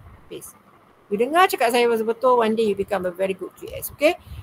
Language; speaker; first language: English; non-native, local second language; Malay